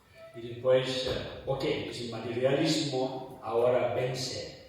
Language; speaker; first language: Spanish; non-native, fluent; Tibetan